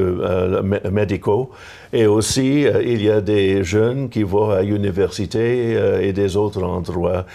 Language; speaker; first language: French; non-native, local second language; English